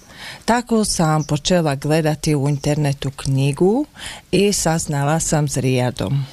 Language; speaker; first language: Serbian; non-native, learner; Slovak